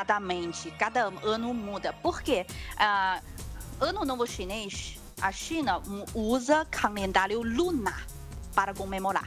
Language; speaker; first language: Portuguese; non-native, learner; Chinese